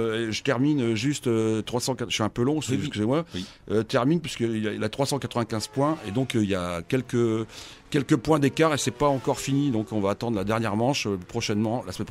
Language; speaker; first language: French; native; French